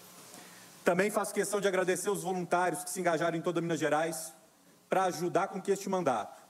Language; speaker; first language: Portuguese; native; Portuguese